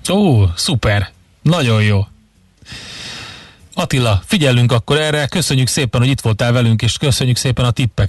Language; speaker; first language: Hungarian; native; Hungarian